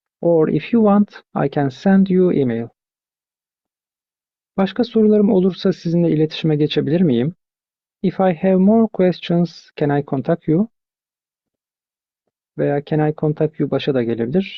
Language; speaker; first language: English; non-native, fluent; Turkish